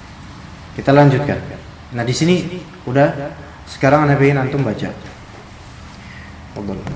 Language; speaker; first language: Indonesian; native; Indonesian